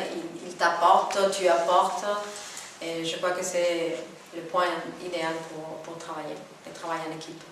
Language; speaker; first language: French; non-native, fluent; Spanish